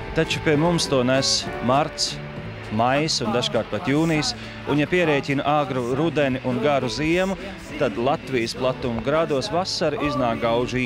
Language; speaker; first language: Latvian; native; Latvian